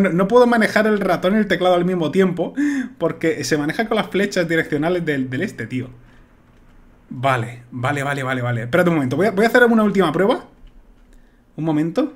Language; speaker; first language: Spanish; native; Spanish